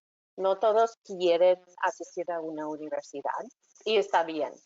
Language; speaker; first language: Spanish; non-native, fluent; English